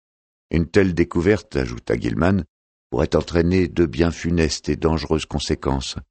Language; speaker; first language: French; native; French